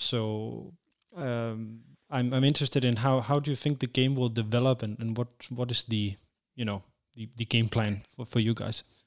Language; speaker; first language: English; non-native, fluent; Danish